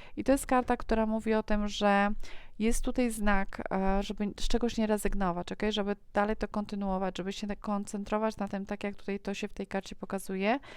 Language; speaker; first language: Polish; native; Polish